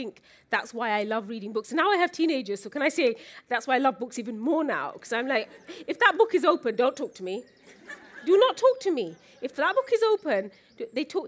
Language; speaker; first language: English; native; English